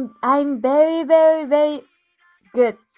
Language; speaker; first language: English; non-native, learner; Japanese